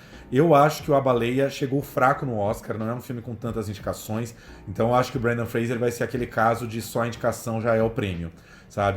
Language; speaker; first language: Portuguese; native; Portuguese